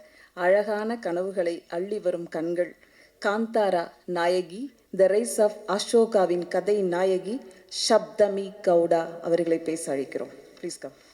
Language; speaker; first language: Tamil; native; Tamil